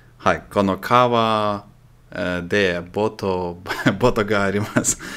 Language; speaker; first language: Japanese; non-native, learner; Russian